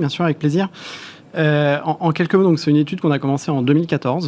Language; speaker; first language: French; native; French